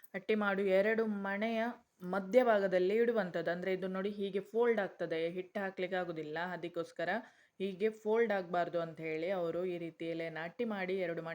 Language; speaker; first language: Kannada; non-native, local second language; Konkani